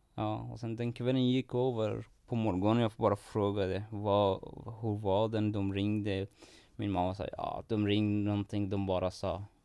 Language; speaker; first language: Swedish; non-native, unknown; Persian